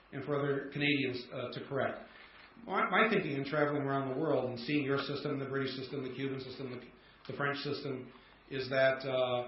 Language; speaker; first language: English; native; English